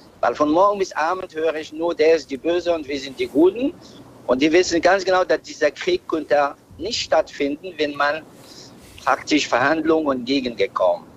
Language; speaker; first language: German; non-native, learner; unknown